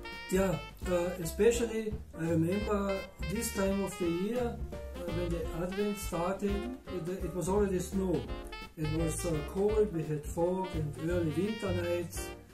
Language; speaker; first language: English; non-native, fluent; German